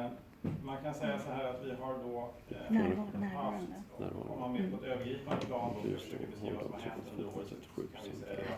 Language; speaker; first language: Swedish; native; Swedish